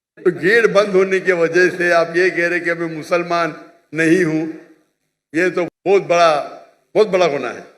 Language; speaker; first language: Urdu; non-native, local second language; Konkani